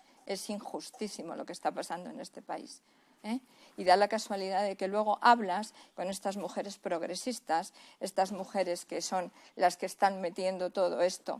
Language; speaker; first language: Spanish; native; Spanish